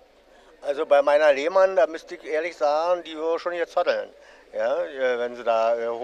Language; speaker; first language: German; native; German